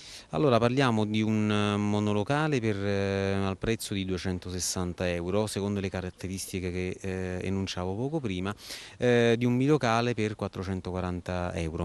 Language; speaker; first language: Italian; native; Italian